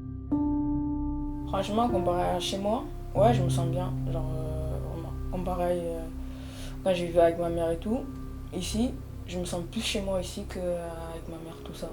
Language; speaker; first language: French; early bilingual, other home language; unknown